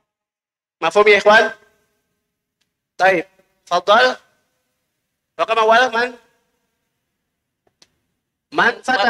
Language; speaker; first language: Arabic; non-native, fluent; Indonesian